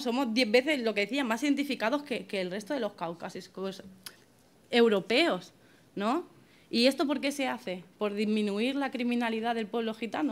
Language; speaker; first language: Spanish; native; Spanish